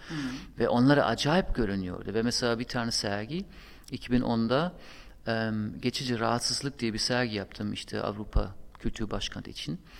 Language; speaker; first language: Turkish; non-native, fluent; German